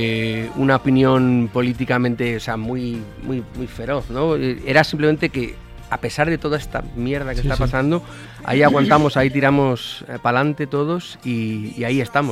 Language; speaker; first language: Spanish; native; Spanish